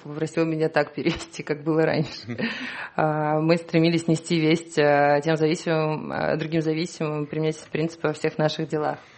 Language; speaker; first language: Russian; native; Russian